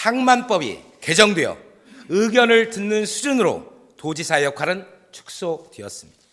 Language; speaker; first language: Korean; native; Korean